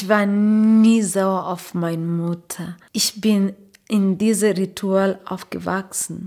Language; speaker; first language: German; non-native, learner; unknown